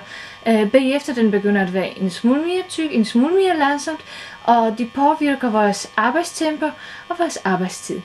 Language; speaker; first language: Danish; non-native, fluent; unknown